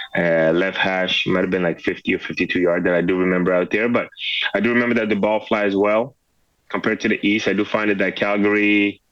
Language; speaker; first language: English; non-native, fluent; French